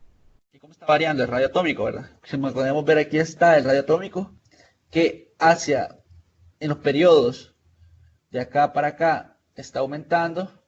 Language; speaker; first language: Spanish; native; Spanish